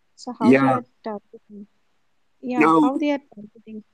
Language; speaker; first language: English; non-native, local second language; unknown